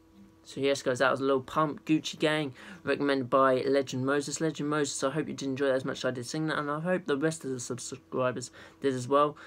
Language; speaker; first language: English; native; English